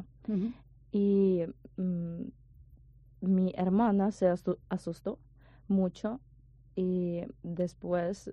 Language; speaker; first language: Spanish; non-native, learner; Ukrainian